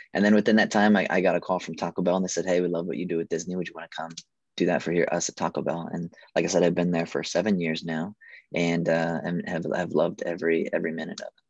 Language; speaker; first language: English; native; English